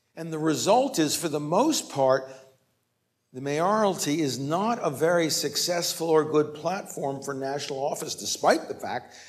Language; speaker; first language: English; native; English